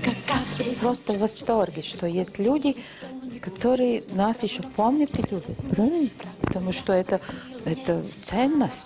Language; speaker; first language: Russian; non-native, local second language; Latvian